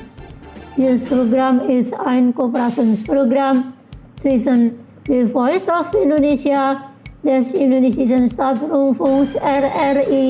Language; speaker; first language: German; non-native, fluent; Indonesian